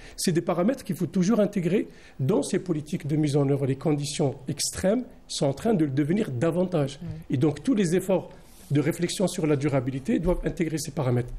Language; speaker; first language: French; non-native, local second language; Arabic